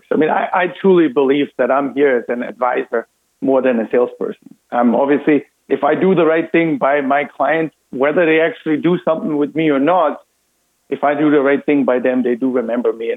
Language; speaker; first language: English; non-native, fluent; German